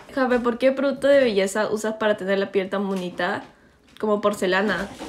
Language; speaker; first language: Spanish; early bilingual, heritage; Spanish